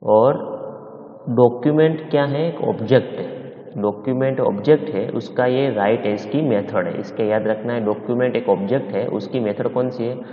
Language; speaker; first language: Hindi; non-native, local second language; Gujarati